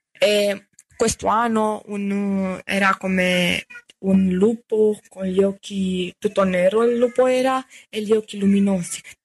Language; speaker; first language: Italian; non-native, fluent; Romanian